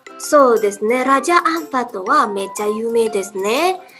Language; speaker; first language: Japanese; non-native, learner; Indonesian